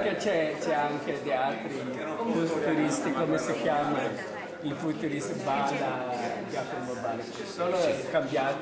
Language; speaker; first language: Italian; non-native, learner; English